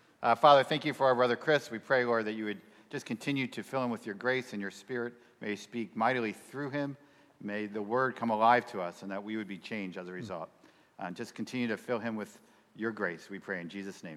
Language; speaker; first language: English; native; English